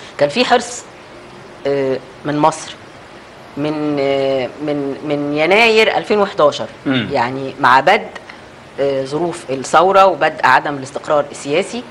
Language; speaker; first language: Arabic; native; Arabic